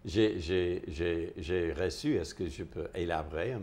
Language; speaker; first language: French; non-native, fluent; English